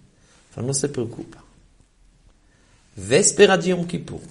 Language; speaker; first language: Portuguese; non-native, fluent; Hebrew